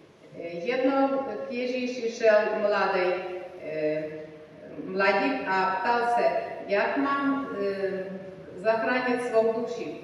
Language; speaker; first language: Czech; non-native, learner; Ukrainian